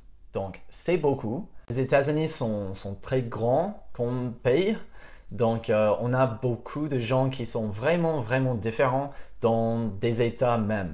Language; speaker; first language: French; non-native, fluent; English